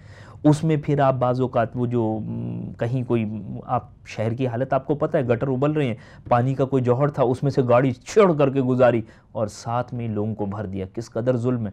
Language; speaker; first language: Urdu; native; Urdu